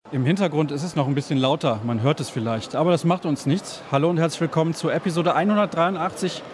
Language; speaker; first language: German; native; German